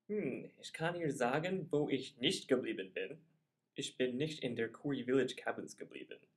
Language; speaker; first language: German; non-native, learner; English